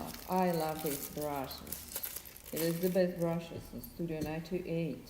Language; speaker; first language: English; non-native, learner; Russian